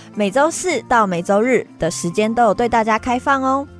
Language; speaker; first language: Chinese; early bilingual, other home language; Filipino